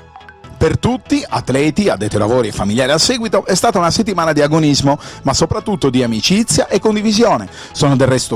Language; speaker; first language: Italian; native; Italian